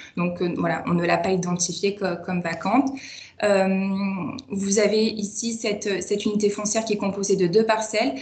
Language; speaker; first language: French; native; French